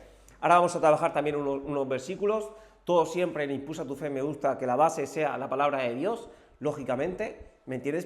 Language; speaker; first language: Spanish; native; Spanish